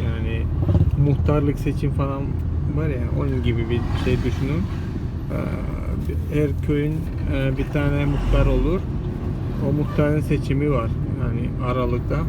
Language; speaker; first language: Turkish; non-native, fluent; Malayalam